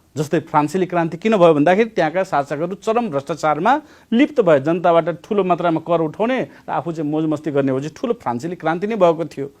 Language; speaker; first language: Nepali; non-native, local second language; Maithili